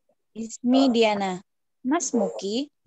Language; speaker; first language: Arabic; non-native, learner; Indonesian